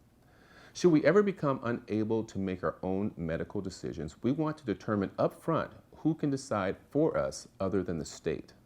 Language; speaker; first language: English; native; English